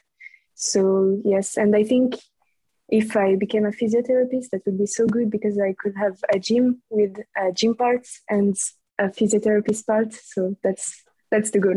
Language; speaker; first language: English; non-native, fluent; French